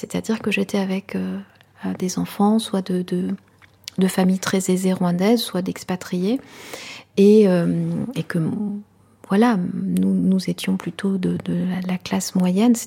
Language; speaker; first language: French; non-native, local second language; Kinyarwanda